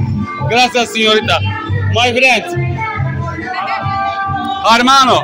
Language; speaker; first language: Spanish; non-native, learner; Turkish